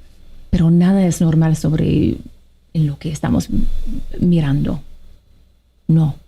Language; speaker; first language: Spanish; non-native, fluent; Arabic